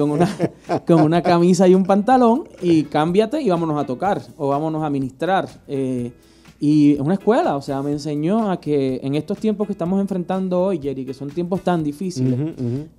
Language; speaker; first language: Spanish; native; Spanish